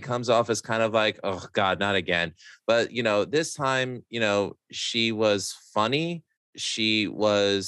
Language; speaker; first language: English; native; English